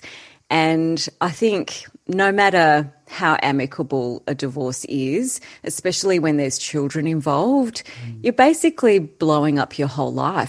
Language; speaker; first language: English; native; English